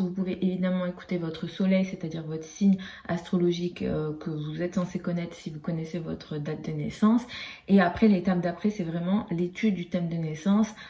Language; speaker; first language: French; native; French